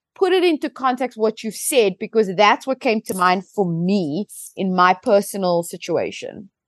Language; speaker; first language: English; native; English